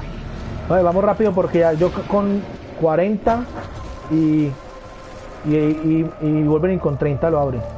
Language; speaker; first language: Spanish; native; Spanish